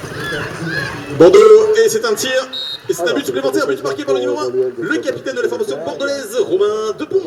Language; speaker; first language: French; native; French